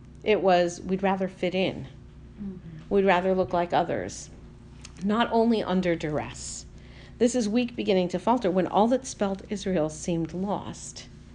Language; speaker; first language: English; native; English